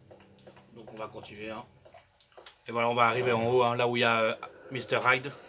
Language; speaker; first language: French; native; French